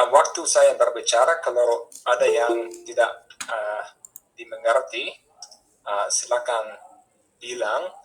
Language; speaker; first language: Indonesian; non-native, fluent; English